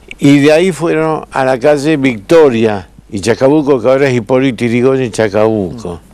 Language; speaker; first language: Spanish; native; Spanish